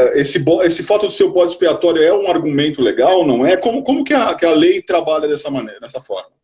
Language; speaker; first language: Portuguese; native; Portuguese